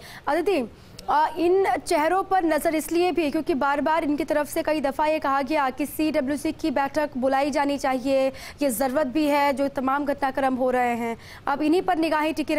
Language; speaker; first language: Hindi; native; Hindi